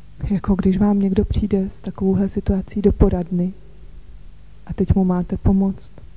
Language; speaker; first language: Czech; native; Czech